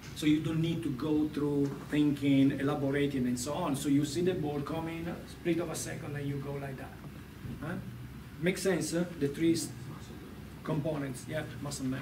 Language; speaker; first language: English; non-native, fluent; Italian